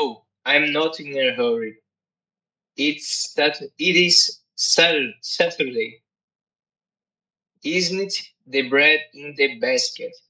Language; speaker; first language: English; non-native, learner; Portuguese